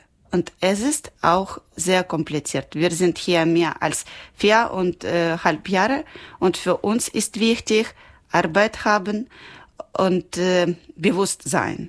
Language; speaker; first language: German; non-native, learner; Ukrainian